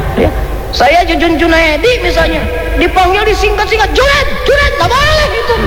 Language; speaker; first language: Indonesian; non-native, local second language; Sundanese